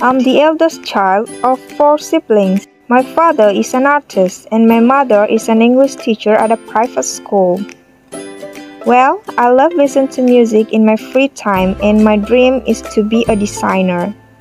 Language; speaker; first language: English; non-native, fluent; Indonesian